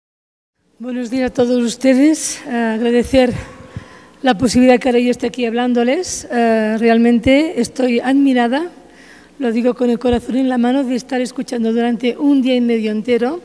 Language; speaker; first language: Spanish; native; Spanish